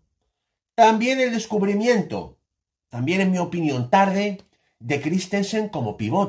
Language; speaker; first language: Spanish; native; Spanish